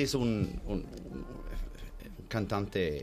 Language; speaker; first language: Spanish; non-native, learner; Swedish